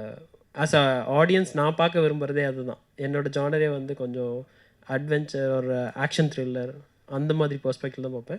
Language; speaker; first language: Tamil; native; Tamil